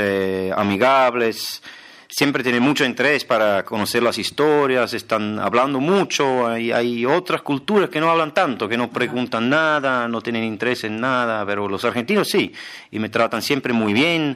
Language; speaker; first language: Spanish; non-native, fluent; German